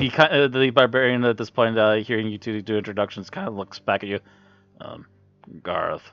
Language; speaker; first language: English; native; English